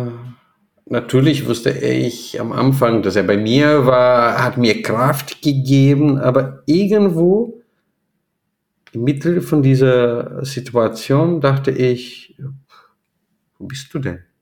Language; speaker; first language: German; non-native, fluent; Portuguese